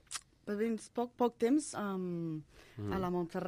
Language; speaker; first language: Catalan; non-native, learner; English